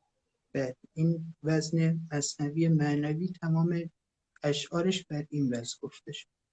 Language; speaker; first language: Persian; native; Persian